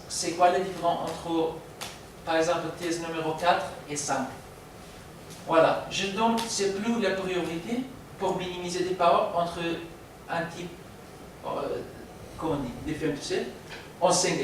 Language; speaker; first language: French; non-native, learner; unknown